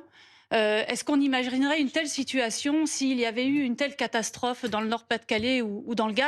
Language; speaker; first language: French; native; French